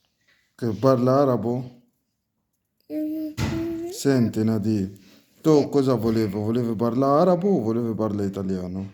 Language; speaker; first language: Italian; non-native, learner; Arabic